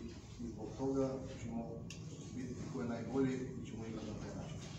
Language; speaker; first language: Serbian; non-native, learner; Bulgarian